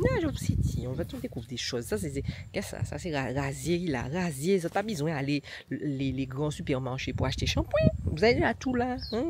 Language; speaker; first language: French; native; French